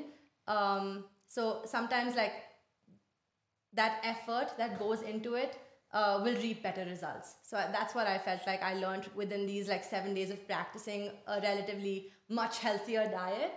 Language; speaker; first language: English; non-native, local second language; Hindi